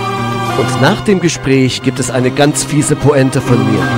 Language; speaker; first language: German; native; German